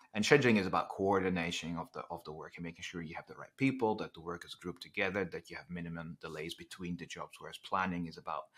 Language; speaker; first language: English; non-native, fluent; Dutch